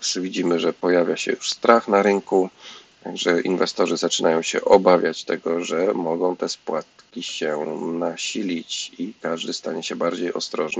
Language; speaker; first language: Polish; native; Polish